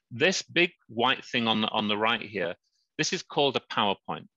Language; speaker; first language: English; native; English